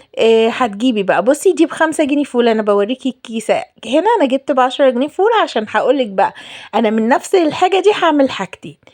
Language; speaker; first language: Arabic; native; Arabic